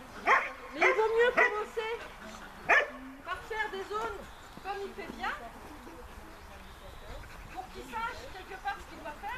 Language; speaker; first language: French; native; French